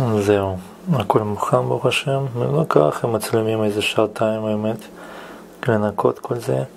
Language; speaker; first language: Hebrew; non-native, fluent; Russian